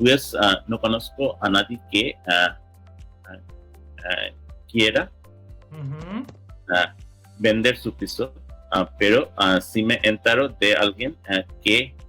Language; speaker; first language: Spanish; non-native, learner; English